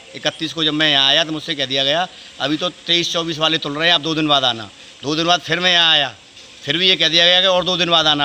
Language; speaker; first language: Hindi; native; Hindi